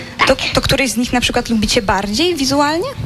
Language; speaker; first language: Polish; native; Polish